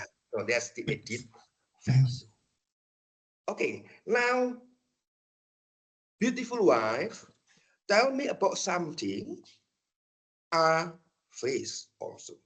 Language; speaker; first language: English; non-native, fluent; Indonesian